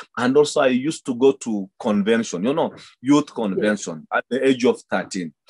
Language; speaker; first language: English; non-native, local second language; Luyia